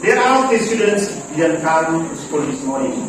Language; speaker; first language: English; non-native, learner; Indonesian